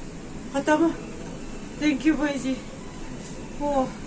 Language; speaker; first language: English; non-native, learner; Japanese